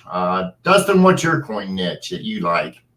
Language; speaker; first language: English; native; English